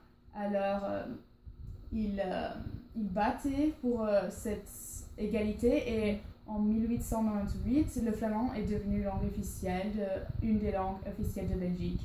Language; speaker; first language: French; non-native, learner; English